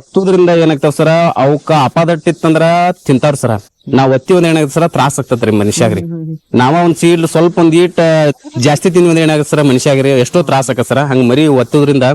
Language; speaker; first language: Kannada; native; Kannada